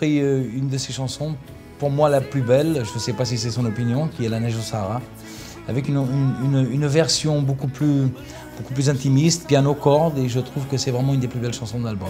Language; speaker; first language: French; early bilingual, other home language; Portuguese